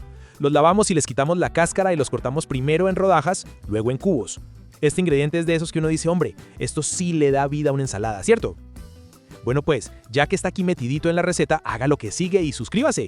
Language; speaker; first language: Spanish; native; Spanish